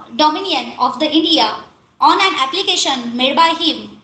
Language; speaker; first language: English; non-native, local second language; Marathi